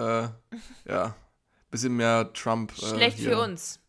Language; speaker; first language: German; native; German